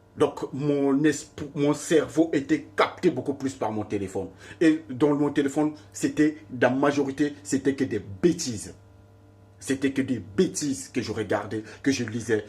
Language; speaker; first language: French; non-native, local second language; Lingala